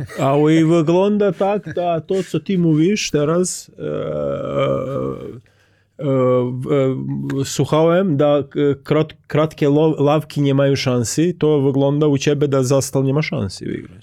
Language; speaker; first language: Polish; non-native, learner; Croatian